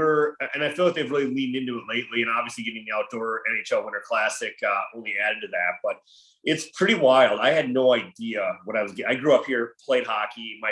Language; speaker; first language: English; native; English